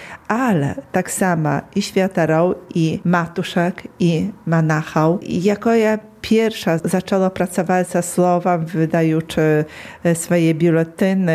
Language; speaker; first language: Polish; non-native, local second language; Belarusian